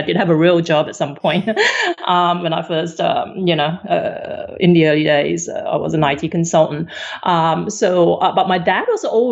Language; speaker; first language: English; non-native, local second language; Cantonese